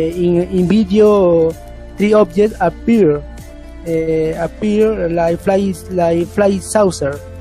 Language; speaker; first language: English; non-native, learner; Spanish